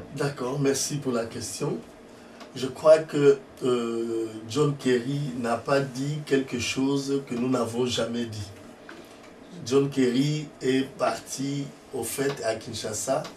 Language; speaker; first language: French; non-native, local second language; Lingala